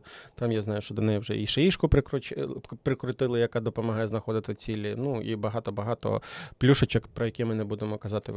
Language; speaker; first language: Ukrainian; native; Ukrainian